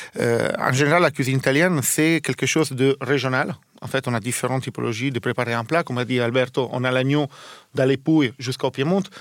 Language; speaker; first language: French; non-native, fluent; Italian